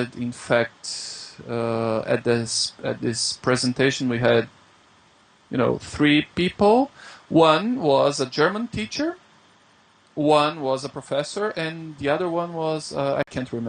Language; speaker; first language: English; non-native, fluent; Portuguese